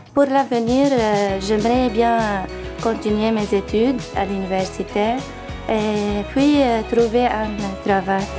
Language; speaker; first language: French; non-native, learner; Arabic